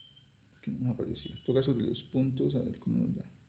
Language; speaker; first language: Spanish; native; Spanish